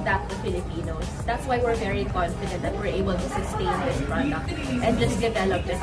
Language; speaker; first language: English; non-native, local second language; Cebuano